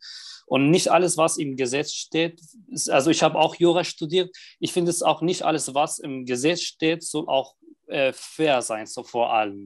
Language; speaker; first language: German; non-native, fluent; Arabic